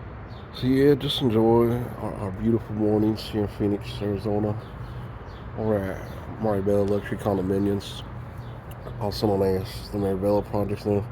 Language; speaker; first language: English; native; English